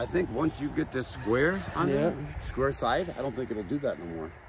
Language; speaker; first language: English; native; English